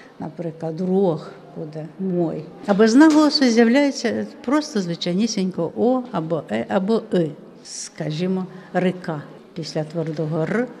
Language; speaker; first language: Ukrainian; native; Ukrainian